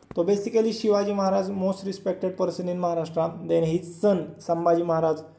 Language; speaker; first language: Hindi; non-native, local second language; Marathi